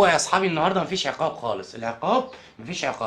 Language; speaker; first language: Arabic; native; Arabic